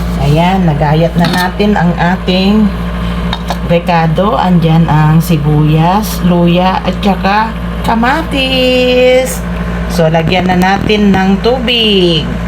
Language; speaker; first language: Filipino; non-native, local second language; Iloko